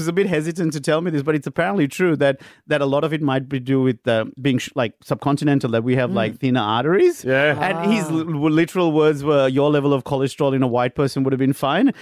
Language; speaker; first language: English; non-native, local second language; Sinhala